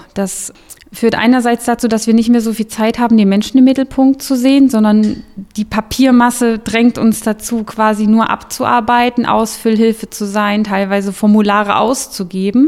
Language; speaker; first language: German; native; German